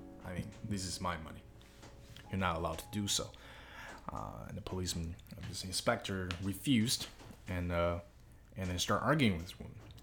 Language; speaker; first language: English; non-native, fluent; Chinese